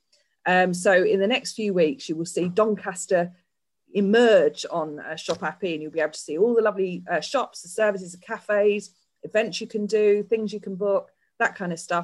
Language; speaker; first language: English; native; English